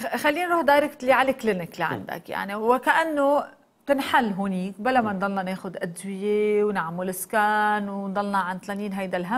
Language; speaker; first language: Arabic; native; Arabic